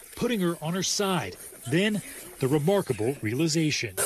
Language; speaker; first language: English; native; English